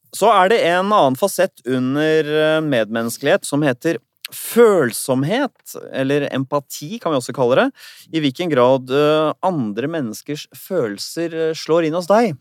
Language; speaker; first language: Norwegian; native; Norwegian